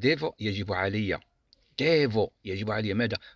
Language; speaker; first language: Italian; non-native, fluent; Arabic